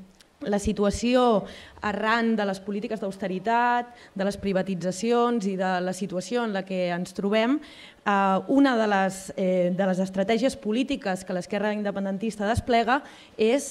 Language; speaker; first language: Catalan; native; Catalan